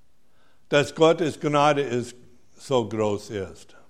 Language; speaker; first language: German; non-native, fluent; English